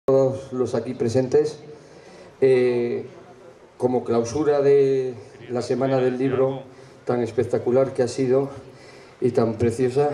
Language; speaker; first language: Spanish; native; Spanish